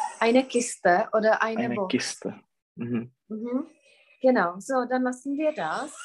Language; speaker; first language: German; non-native, fluent; Czech